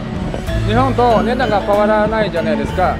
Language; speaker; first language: Japanese; non-native, fluent; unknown